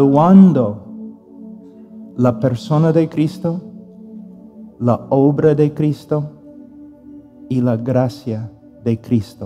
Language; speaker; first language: Spanish; non-native, fluent; English